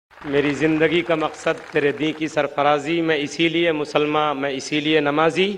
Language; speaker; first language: Hindi; native; Hindi